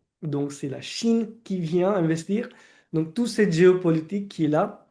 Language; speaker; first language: French; non-native, fluent; Marathi